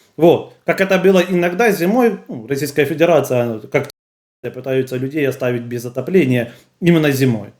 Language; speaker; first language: Russian; native; Russian